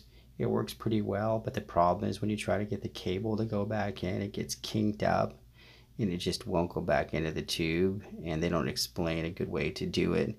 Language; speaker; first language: English; native; English